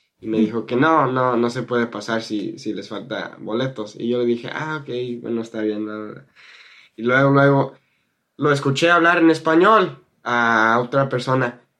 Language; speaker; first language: Spanish; non-native, fluent; English